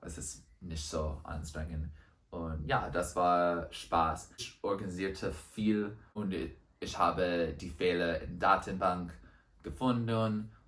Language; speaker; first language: German; non-native, learner; English